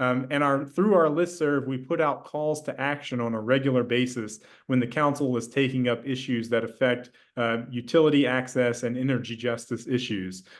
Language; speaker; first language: English; native; English